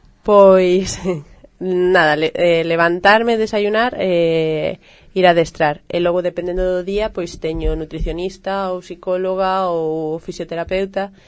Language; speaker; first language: Galician; native; Galician